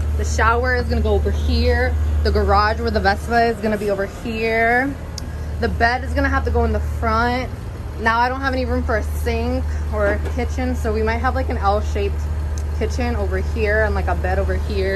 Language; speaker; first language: English; early bilingual, other home language; Spanish